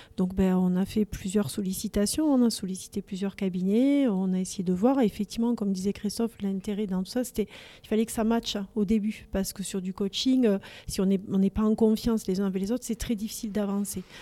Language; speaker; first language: French; native; French